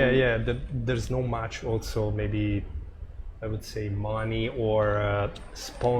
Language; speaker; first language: English; non-native, fluent; Italian